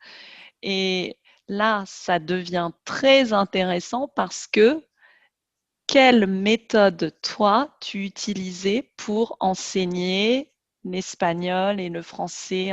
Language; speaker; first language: French; native; French